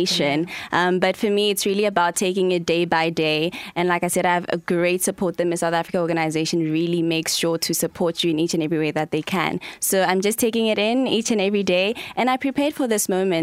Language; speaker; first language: English; non-native, local second language; Tsonga